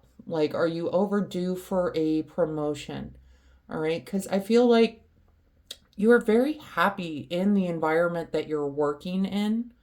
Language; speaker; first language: English; native; English